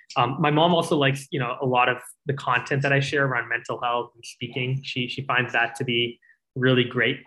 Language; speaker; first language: English; native; English